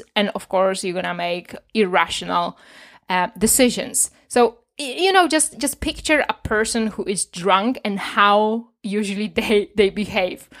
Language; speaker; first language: English; non-native, fluent; Polish